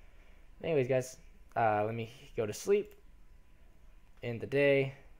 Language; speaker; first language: English; native; English